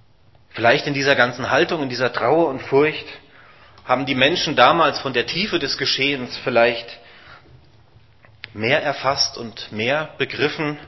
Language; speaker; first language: German; native; German